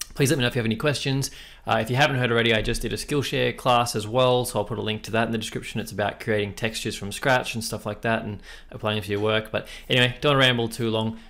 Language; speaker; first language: English; native; English